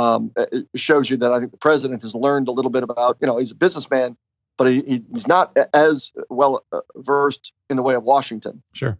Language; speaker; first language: English; native; English